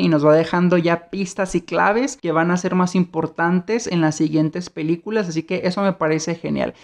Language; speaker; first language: Spanish; native; Spanish